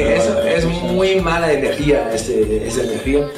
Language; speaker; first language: Spanish; non-native, fluent; French